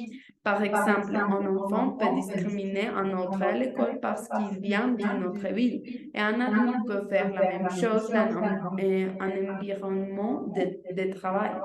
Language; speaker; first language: French; non-native, learner; Spanish